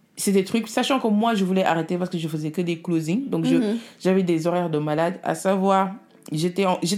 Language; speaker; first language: French; non-native, local second language; Wolof